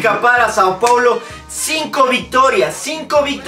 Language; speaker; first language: Portuguese; non-native, learner; Spanish